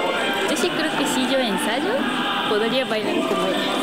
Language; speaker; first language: Spanish; non-native, fluent; Japanese